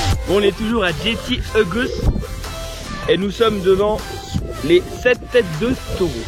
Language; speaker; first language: French; native; French